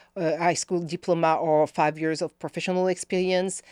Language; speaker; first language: English; non-native, fluent; French